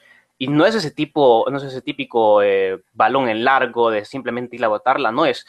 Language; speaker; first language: Spanish; native; Spanish